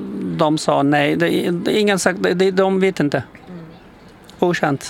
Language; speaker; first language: Swedish; non-native, learner; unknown